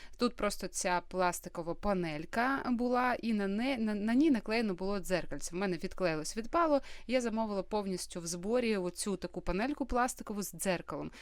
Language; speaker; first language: Ukrainian; native; Ukrainian